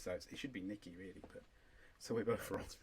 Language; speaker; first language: English; native; English